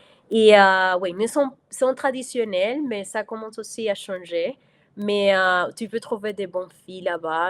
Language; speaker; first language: French; non-native, fluent; Spanish